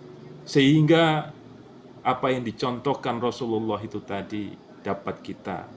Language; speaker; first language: Indonesian; native; Indonesian